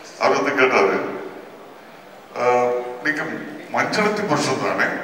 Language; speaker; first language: Tamil; non-native, fluent; Malayalam